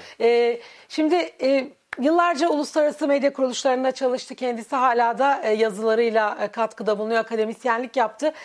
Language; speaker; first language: Turkish; native; Turkish